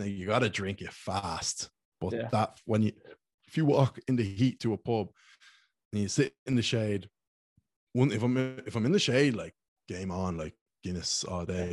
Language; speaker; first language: English; native; English